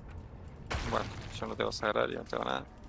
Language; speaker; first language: Spanish; native; Spanish